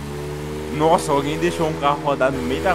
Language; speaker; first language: Portuguese; native; Portuguese